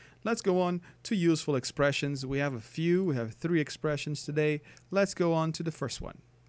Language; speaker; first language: English; non-native, fluent; Portuguese